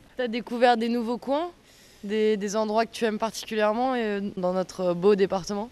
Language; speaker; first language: French; native; French